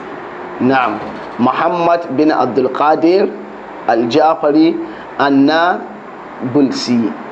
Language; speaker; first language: Arabic; non-native, fluent; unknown